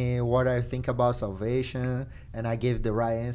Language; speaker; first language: English; non-native, fluent; Portuguese